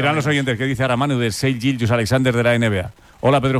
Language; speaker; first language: Spanish; native; Spanish